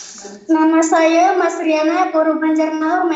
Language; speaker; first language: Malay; non-native, fluent; Indonesian